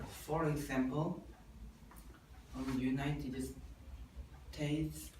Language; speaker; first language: English; non-native, learner; Korean